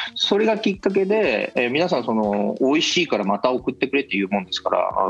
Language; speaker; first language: Japanese; native; Japanese